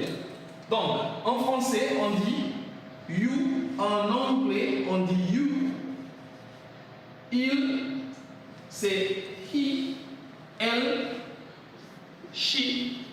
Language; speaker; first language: French; non-native, fluent; English